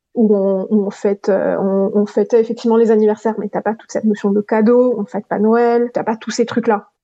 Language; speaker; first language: French; non-native, local second language; Gujarati